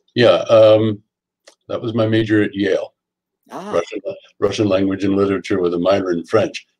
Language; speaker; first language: English; native; English